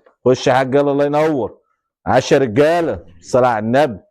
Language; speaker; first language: Arabic; native; Arabic